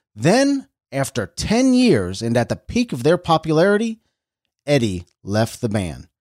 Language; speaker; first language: English; native; English